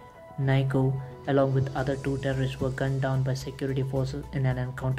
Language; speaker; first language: English; non-native, local second language; Telugu